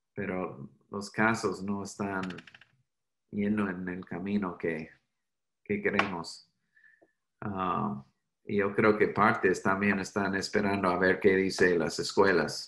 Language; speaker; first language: Spanish; non-native, fluent; English